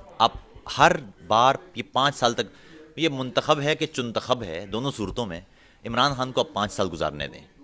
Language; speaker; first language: Urdu; non-native, local second language; Punjabi